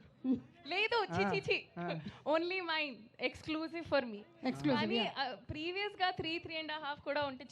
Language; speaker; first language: Telugu; non-native, local second language; Hindi